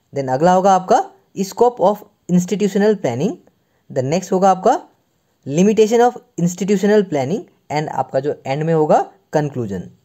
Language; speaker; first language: Hindi; non-native, local second language; Assamese